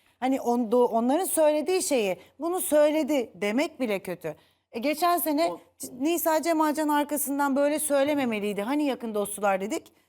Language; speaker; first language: Turkish; native; Turkish